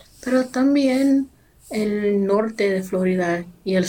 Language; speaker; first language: Spanish; non-native, learner; English